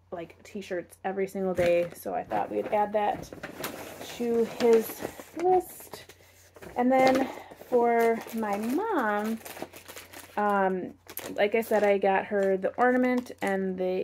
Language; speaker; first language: English; native; English